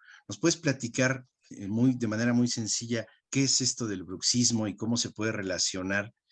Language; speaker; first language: Spanish; native; Spanish